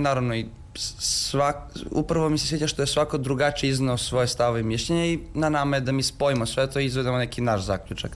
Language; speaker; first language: Serbian; native; Serbian